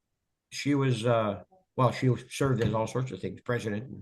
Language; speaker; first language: English; native; English